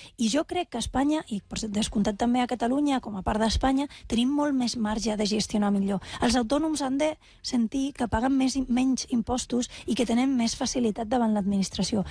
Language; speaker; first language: Catalan; non-native, local second language; Spanish